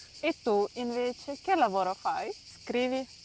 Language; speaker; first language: Italian; non-native, learner; Ukrainian